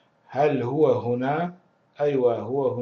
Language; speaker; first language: Arabic; non-native, fluent; Russian